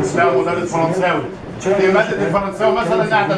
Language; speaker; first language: Arabic; native; Arabic